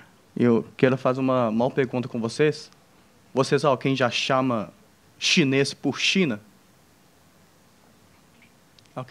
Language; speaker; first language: Portuguese; non-native, fluent; Chinese